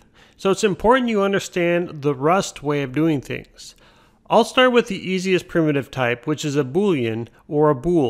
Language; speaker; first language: English; native; English